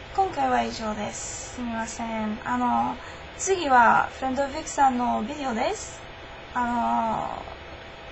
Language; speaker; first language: Japanese; non-native, learner; English